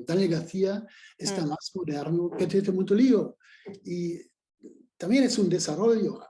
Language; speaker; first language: Spanish; non-native, fluent; German